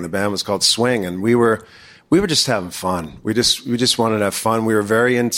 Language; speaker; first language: English; native; English